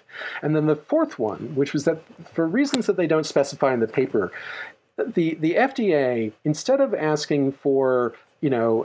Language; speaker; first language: English; native; English